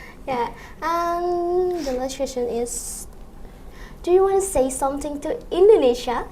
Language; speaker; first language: English; non-native, learner; Indonesian